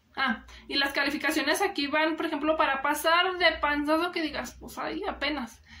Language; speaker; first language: Spanish; native; Spanish